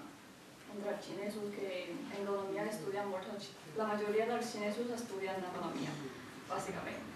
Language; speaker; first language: Catalan; early bilingual, other home language; Chinese